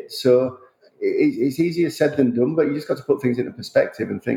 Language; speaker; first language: English; native; English